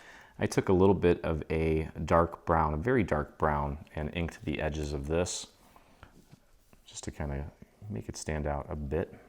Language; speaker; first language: English; native; English